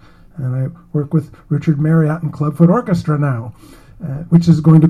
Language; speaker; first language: English; native; English